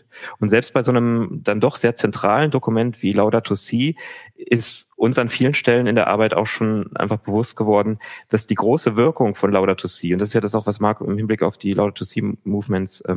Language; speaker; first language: German; native; German